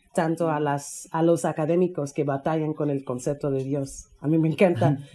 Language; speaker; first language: Spanish; non-native, fluent; English